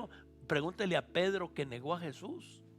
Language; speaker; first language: Spanish; native; Spanish